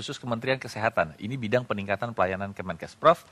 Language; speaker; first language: Indonesian; native; Indonesian